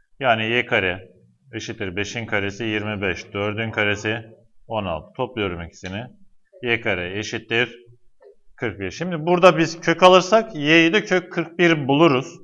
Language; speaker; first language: Turkish; native; Turkish